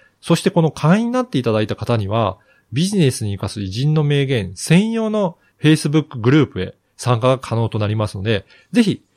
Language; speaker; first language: Japanese; native; Japanese